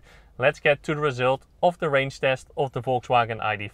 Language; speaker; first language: English; non-native, fluent; Dutch